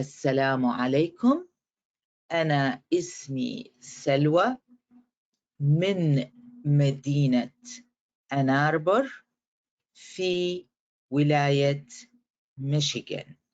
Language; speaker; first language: Arabic; non-native, fluent; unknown